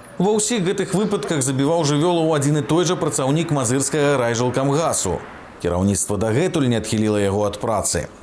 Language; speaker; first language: Belarusian; native; Belarusian